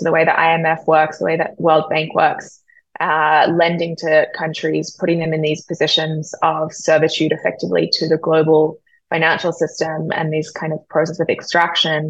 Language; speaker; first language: English; native; English